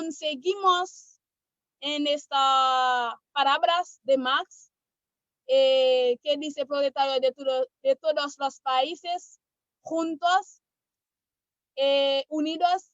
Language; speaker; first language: Spanish; non-native, learner; Haitian Creole